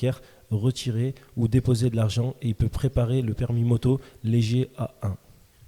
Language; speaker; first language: French; native; French